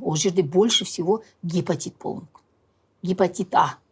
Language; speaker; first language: Russian; non-native, local second language; Kazakh